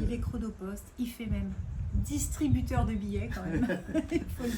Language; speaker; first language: French; native; French